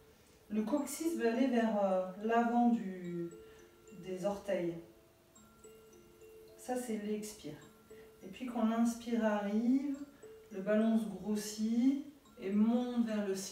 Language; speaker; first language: French; native; French